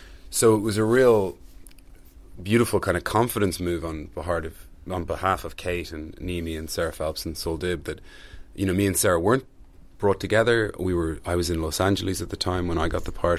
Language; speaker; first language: English; native; English